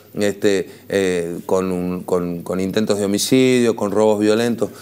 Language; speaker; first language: Spanish; native; Spanish